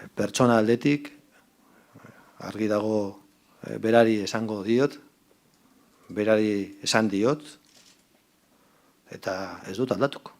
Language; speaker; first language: Basque; non-native, local second language; Spanish